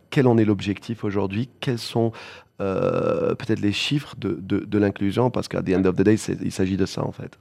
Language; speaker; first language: French; non-native, local second language; Arabic